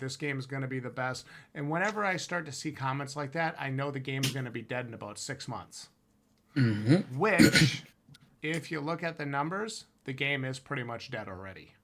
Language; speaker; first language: English; native; English